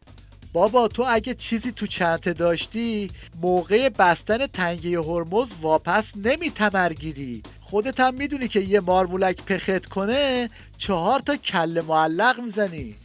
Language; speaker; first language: Persian; native; Persian